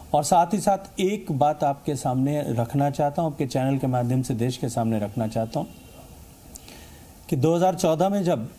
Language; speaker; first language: Hindi; native; Hindi